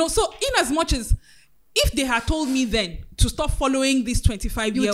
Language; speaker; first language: English; non-native, local second language; Yoruba